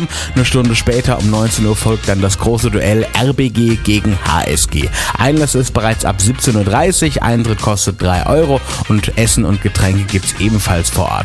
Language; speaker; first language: German; native; German